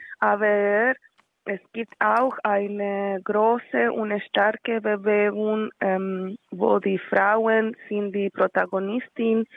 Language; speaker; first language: German; non-native, learner; Spanish